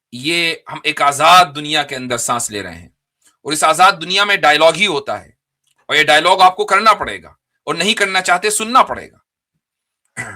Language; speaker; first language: Urdu; native; Urdu